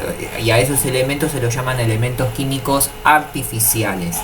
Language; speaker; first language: Spanish; native; Spanish